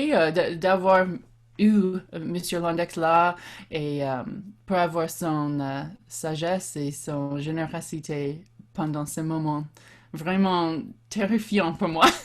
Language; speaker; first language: French; non-native, learner; English